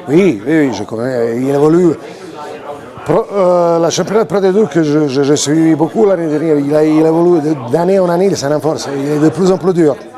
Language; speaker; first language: French; non-native, fluent; Croatian